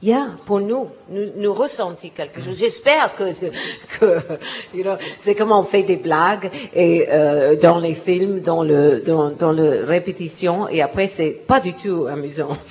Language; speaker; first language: French; non-native, learner; English